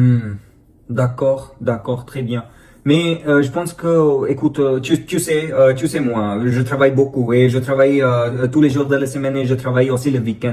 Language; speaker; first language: French; non-native, fluent; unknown